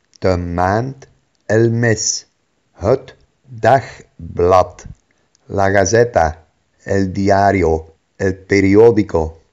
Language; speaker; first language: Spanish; non-native, fluent; Dutch